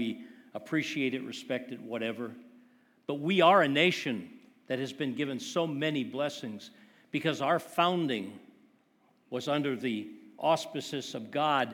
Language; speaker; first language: English; native; English